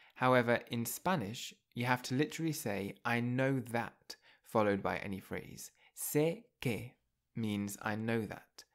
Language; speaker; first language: English; native; English